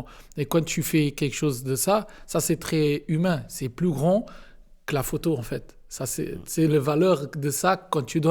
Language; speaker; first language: French; non-native, learner; Portuguese